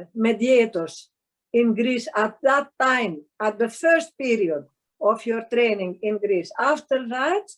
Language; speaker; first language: English; non-native, fluent; Greek